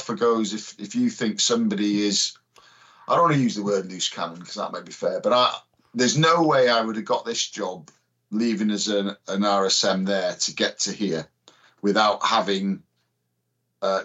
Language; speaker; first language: English; native; English